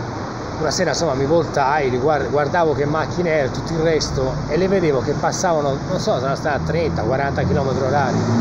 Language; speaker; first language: Italian; native; Italian